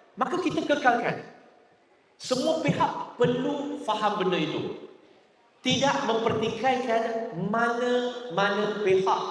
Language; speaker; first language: Malay; non-native, local second language; Chinese